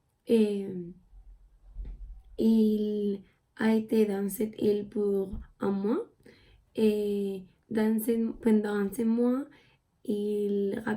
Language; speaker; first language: French; non-native, learner; Spanish